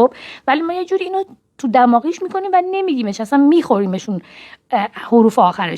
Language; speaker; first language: Persian; native; Persian